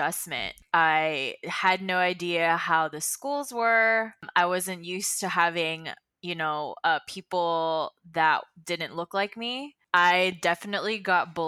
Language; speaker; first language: English; non-native, local second language; Filipino